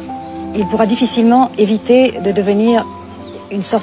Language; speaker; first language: French; native; French